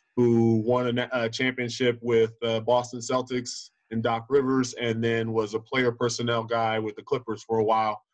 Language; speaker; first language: English; native; English